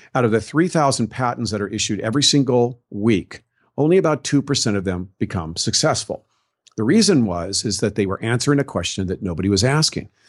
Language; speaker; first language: English; native; English